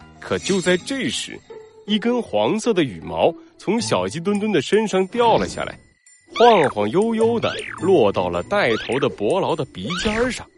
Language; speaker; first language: Chinese; native; Chinese